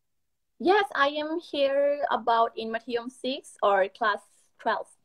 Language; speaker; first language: English; non-native, learner; Thai